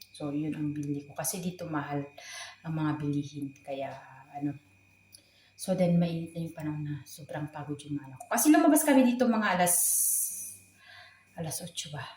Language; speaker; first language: Filipino; native; Filipino